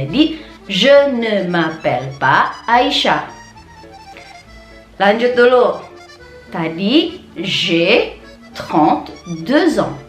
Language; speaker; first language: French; non-native, fluent; Indonesian